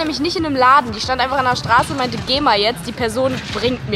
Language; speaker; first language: German; native; German